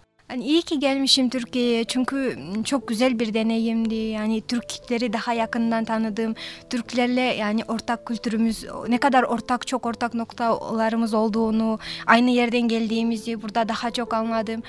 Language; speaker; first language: Turkish; non-native, fluent; Kyrgyz